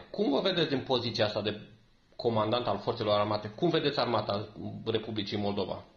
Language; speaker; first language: Romanian; native; Romanian